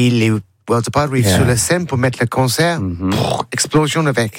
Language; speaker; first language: French; non-native, learner; English